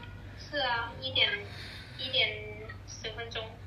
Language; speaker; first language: Chinese; non-native, fluent; Lao